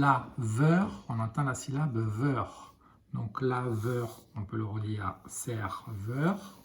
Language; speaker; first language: French; native; French